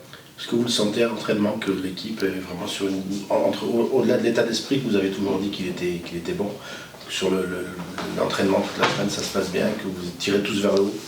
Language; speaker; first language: French; native; French